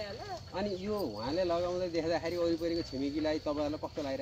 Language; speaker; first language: Nepali; native; Nepali